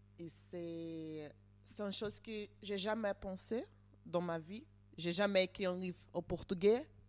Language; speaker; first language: French; non-native, learner; Portuguese